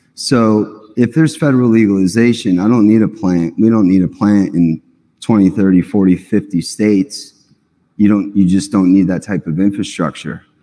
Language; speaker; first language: English; native; English